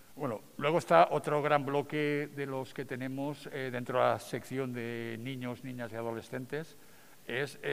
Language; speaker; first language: Spanish; non-native, local second language; Catalan